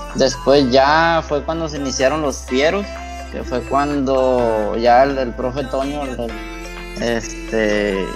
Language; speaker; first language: Spanish; native; Spanish